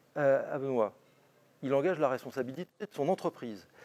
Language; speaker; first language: French; native; French